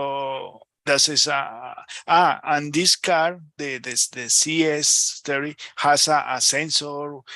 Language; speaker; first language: English; non-native, learner; Spanish